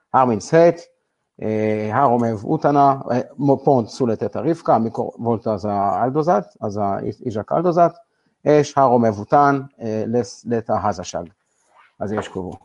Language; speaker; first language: Hungarian; non-native, learner; Hebrew